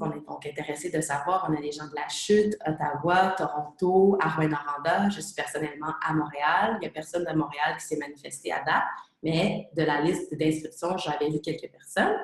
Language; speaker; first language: French; native; French